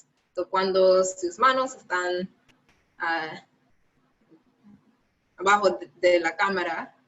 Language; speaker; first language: Spanish; non-native, learner; English